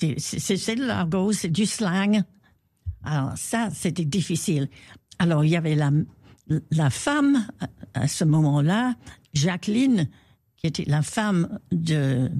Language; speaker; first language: French; non-native, fluent; English